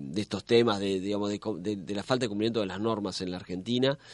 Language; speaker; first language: Spanish; native; Spanish